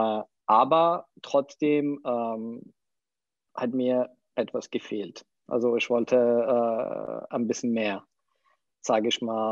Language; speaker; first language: German; non-native, fluent; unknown